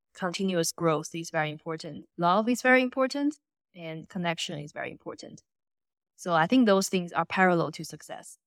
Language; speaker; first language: English; non-native, fluent; Chinese